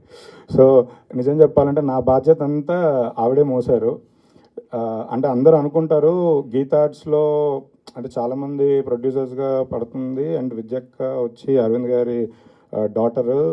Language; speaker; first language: Telugu; native; Telugu